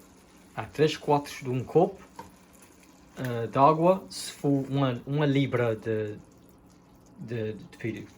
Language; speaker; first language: Portuguese; early bilingual, heritage; Portuguese